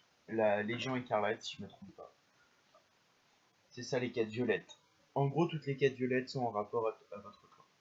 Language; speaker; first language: French; native; French